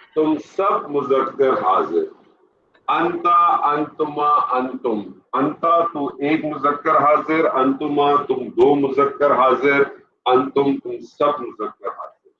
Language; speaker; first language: Urdu; native; Urdu